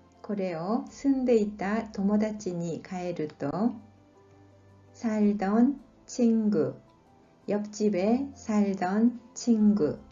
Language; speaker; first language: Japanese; non-native, fluent; Korean